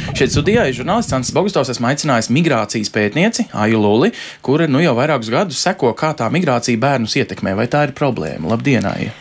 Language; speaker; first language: Latvian; native; Latvian